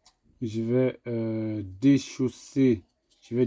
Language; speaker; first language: French; native; French